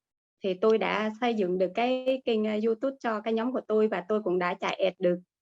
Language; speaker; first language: Vietnamese; native; Vietnamese